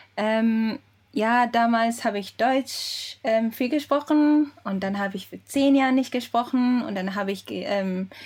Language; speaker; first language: German; early bilingual, other home language; Japanese